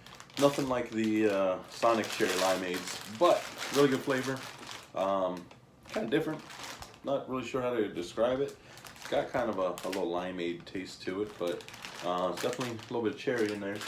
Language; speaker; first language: English; native; English